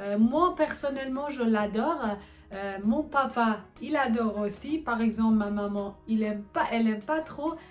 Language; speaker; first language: French; non-native, fluent; Persian